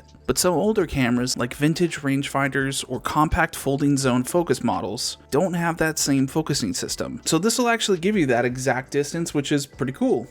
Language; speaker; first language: English; native; English